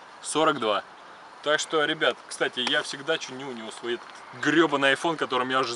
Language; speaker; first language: Russian; native; Russian